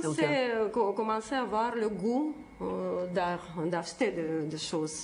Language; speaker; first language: French; non-native, fluent; Russian